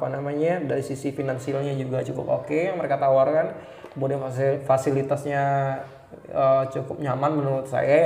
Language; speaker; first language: Indonesian; native; Indonesian